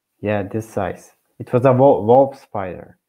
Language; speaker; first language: English; non-native, learner; Turkish